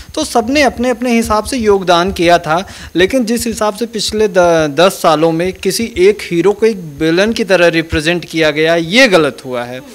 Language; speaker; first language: Hindi; native; Hindi